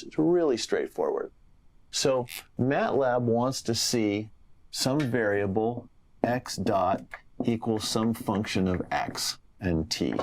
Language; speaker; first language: English; native; English